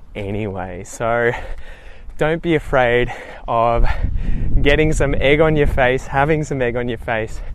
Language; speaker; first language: English; native; English